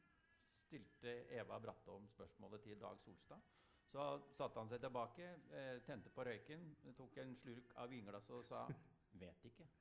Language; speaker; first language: Norwegian; native; Norwegian